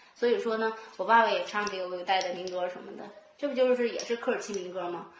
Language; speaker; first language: Chinese; native; Chinese